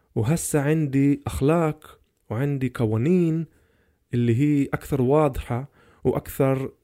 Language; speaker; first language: Arabic; non-native, fluent; Hebrew